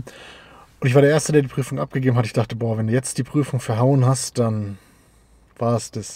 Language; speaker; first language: German; native; German